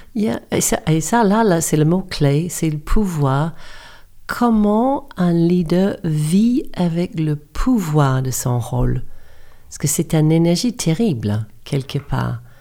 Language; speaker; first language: French; non-native, fluent; English